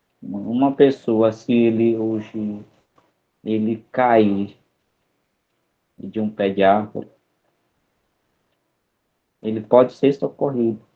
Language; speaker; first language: Portuguese; non-native, local second language; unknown